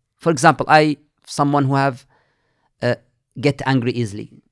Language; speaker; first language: English; non-native, fluent; Arabic